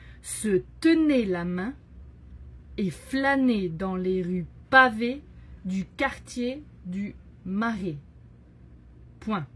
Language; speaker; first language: French; native; French